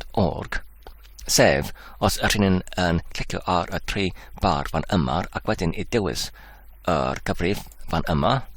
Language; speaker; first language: Welsh; non-native, learner; English